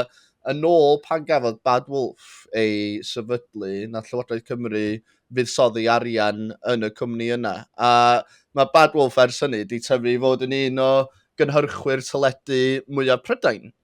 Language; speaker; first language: Welsh; native; Welsh